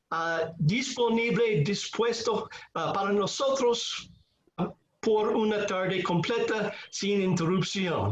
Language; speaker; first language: Spanish; non-native, fluent; English